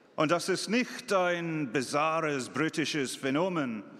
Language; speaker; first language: German; non-native, fluent; English